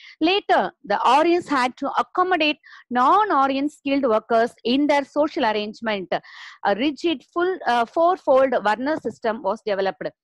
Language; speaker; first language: English; non-native, local second language; Tamil